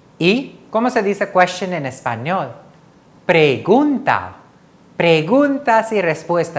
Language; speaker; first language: Spanish; non-native, fluent; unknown